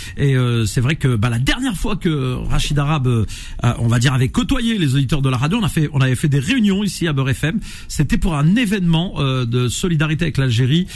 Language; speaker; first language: French; native; French